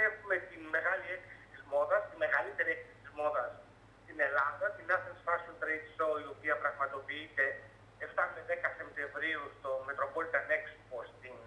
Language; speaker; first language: Greek; native; Greek